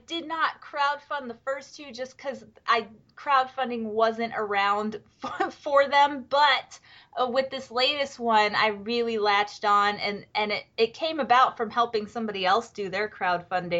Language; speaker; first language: English; native; English